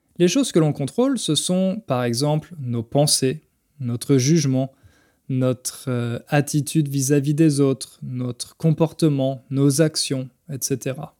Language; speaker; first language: French; native; French